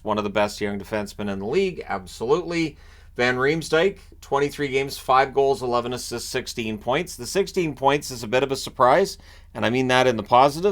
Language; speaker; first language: English; native; English